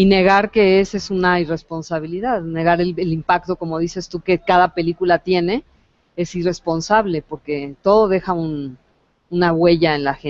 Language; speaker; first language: Spanish; native; Spanish